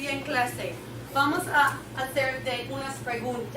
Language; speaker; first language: Spanish; non-native, fluent; English